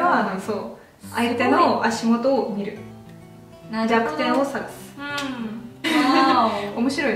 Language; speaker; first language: Japanese; non-native, fluent; Russian